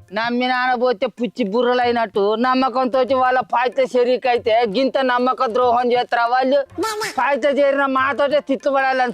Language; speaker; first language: Telugu; native; Telugu